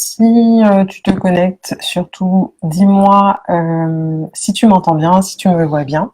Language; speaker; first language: French; native; French